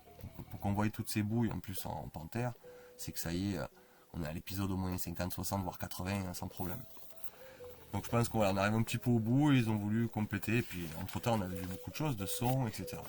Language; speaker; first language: French; native; French